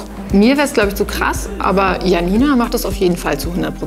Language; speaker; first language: German; native; German